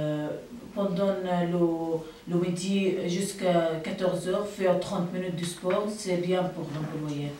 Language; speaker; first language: French; non-native, learner; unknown